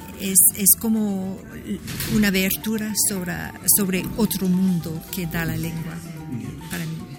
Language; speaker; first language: Spanish; non-native, fluent; French